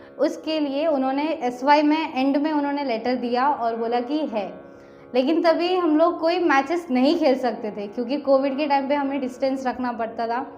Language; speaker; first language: Hindi; non-native, local second language; Nepali